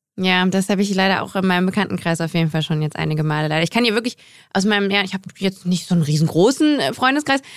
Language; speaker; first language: German; native; German